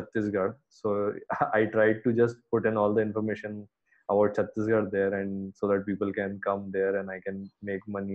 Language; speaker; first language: English; non-native, local second language; Hindi